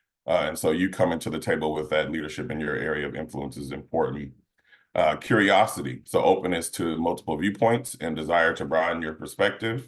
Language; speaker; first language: English; native; English